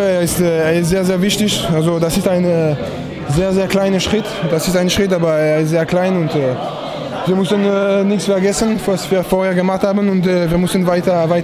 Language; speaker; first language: German; non-native, fluent; French